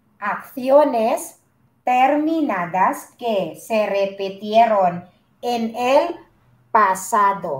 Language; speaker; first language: Spanish; non-native, learner; Filipino